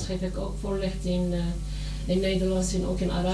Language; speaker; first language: Dutch; non-native, learner; Arabic